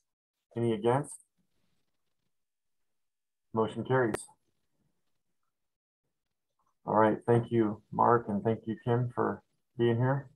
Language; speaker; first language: English; native; English